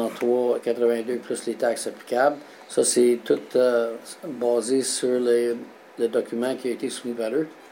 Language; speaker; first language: French; native; French